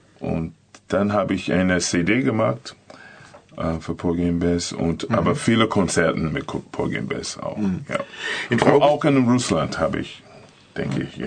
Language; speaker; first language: German; non-native, learner; English